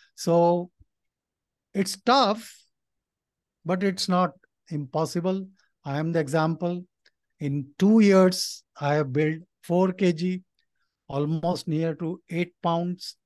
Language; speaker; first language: English; non-native, local second language; Nepali